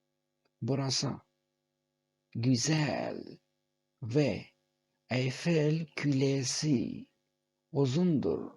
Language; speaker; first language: Turkish; non-native, fluent; Urdu